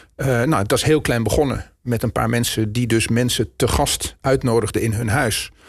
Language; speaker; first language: Dutch; native; Dutch